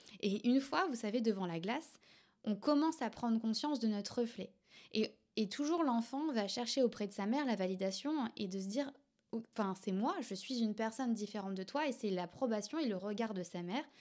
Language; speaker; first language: French; native; French